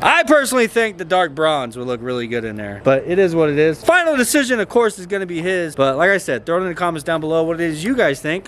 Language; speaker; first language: English; native; English